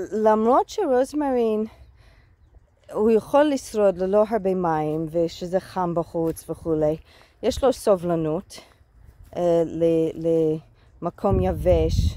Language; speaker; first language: Hebrew; non-native, fluent; English